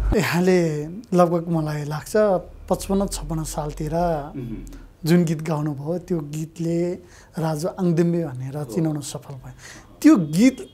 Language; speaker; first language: Nepali; native; Nepali